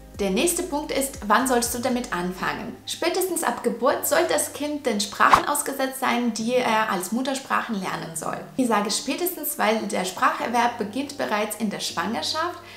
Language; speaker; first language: German; non-native, fluent; Russian